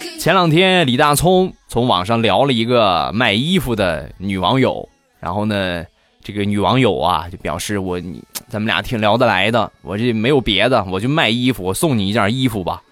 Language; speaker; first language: Chinese; native; Chinese